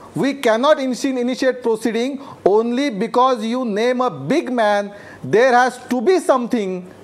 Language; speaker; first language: English; non-native, local second language; Marathi